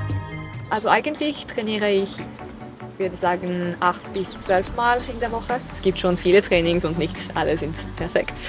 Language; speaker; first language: German; non-native, local second language; French